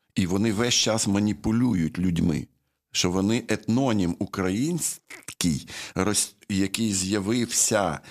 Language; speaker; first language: Ukrainian; native; Ukrainian